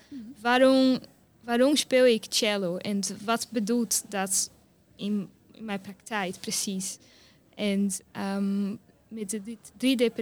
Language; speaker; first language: Dutch; non-native, learner; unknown